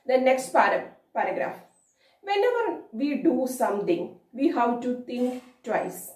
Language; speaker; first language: English; non-native, local second language; Malayalam